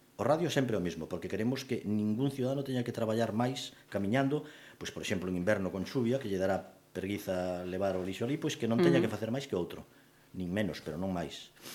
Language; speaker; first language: Galician; native; Galician